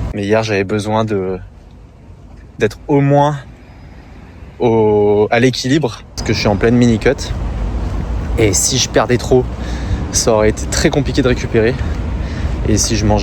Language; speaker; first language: French; native; French